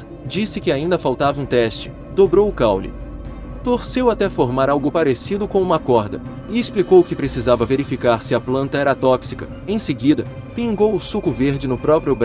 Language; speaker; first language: Portuguese; native; Portuguese